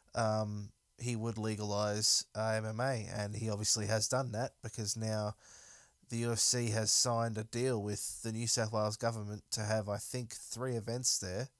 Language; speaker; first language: English; native; English